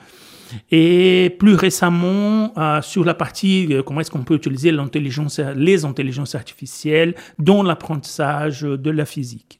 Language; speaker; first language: French; non-native, fluent; Portuguese